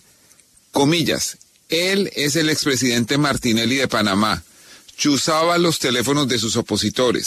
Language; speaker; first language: Spanish; native; Spanish